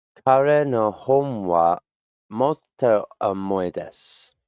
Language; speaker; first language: Japanese; non-native, learner; English